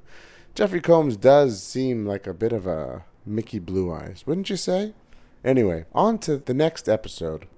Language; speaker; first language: English; native; English